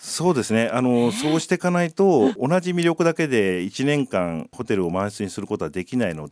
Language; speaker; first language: Japanese; native; Japanese